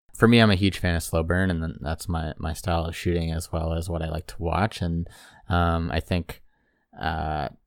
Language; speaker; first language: English; native; English